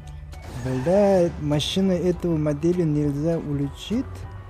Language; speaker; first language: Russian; non-native, learner; Uzbek